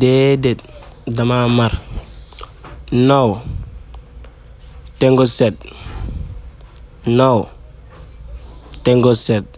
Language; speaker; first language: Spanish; non-native, fluent; Wolof